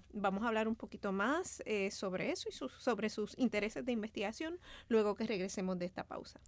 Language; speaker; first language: Spanish; native; Spanish